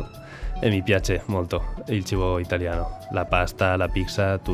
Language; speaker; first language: Italian; non-native, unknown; Spanish